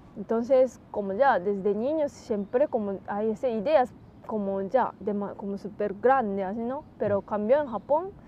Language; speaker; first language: Spanish; non-native, learner; Japanese